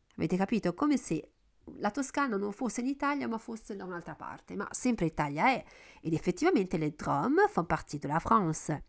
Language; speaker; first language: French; non-native, fluent; Italian